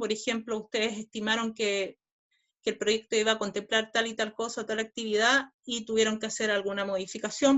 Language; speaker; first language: Spanish; native; Spanish